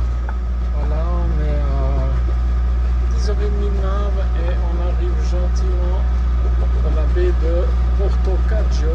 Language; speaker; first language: French; native; French